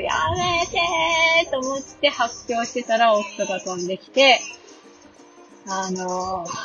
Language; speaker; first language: Japanese; native; Japanese